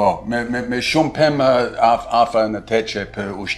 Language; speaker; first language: Albanian; non-native, learner; English